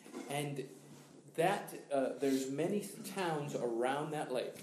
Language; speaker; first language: English; native; English